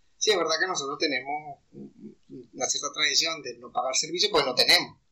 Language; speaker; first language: Spanish; native; Spanish